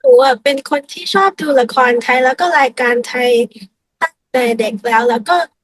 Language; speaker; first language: Thai; early bilingual, heritage; Thai